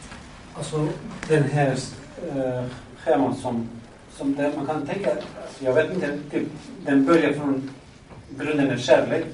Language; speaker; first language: Swedish; non-native, fluent; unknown